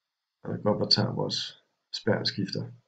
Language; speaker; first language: Danish; native; Danish